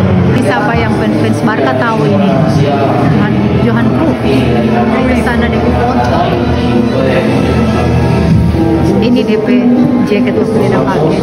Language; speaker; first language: Indonesian; non-native, local second language; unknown